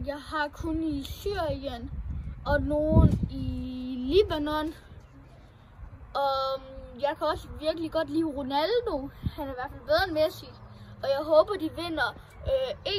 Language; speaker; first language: Danish; early bilingual, other home language; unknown